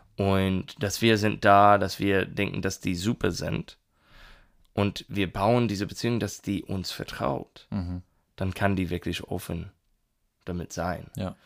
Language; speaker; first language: German; non-native, learner; English